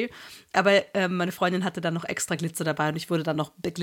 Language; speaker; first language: German; native; German